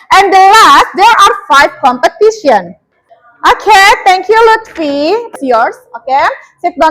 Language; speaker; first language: English; non-native, learner; Indonesian